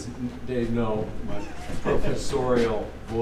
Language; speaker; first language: English; native; English